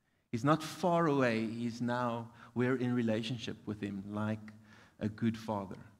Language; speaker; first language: English; non-native, local second language; Afrikaans